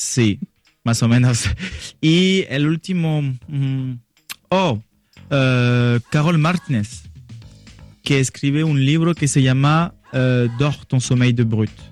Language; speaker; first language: Spanish; non-native, learner; French